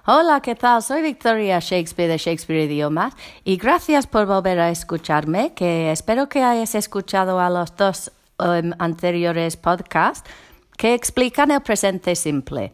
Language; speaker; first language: Spanish; non-native, fluent; English